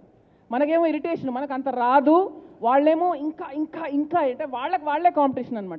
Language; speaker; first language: Telugu; native; Telugu